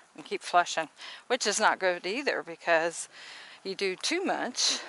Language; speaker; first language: English; native; English